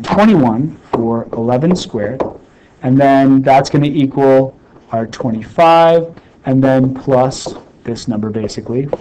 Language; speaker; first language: English; native; English